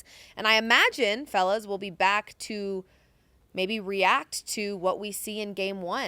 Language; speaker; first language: English; native; English